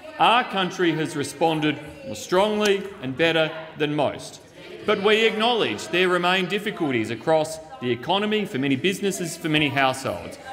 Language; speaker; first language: English; native; English